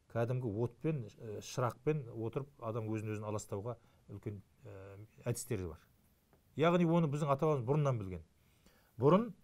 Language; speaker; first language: Kazakh; native; Kazakh